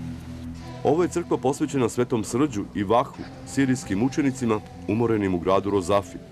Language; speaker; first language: Bosnian; native; Bosnian